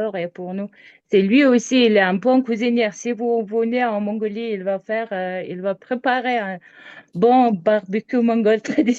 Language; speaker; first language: French; non-native, learner; Mongolian